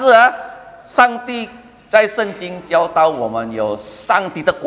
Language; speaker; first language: Chinese; early bilingual, heritage; Chinese